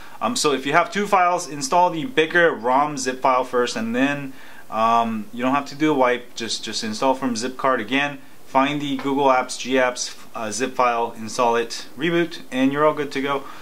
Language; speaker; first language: English; native; English